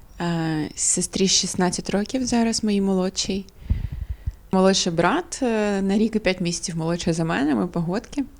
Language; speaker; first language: Ukrainian; non-native, local second language; Crimean Tatar